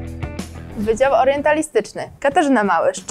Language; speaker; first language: Polish; native; Polish